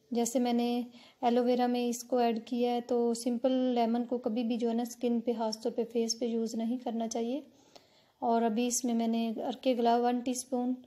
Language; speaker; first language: Urdu; native; Urdu